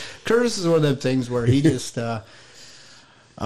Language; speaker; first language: English; native; English